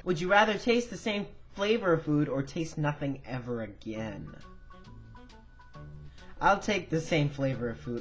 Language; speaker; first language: English; native; English